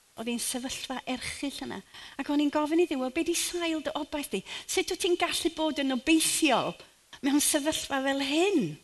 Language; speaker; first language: Welsh; native; Welsh